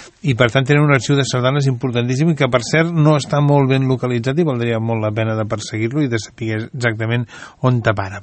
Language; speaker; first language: Catalan; native; Catalan